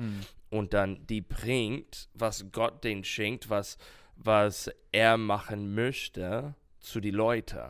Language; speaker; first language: German; non-native, learner; English